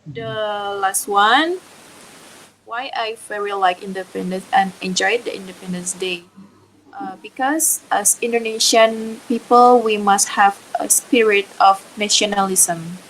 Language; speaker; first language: English; non-native, learner; Indonesian